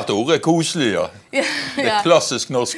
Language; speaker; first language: Norwegian; native; Norwegian